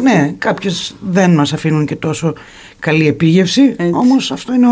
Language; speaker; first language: Greek; native; Greek